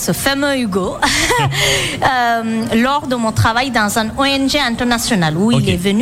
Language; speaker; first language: French; non-native, fluent; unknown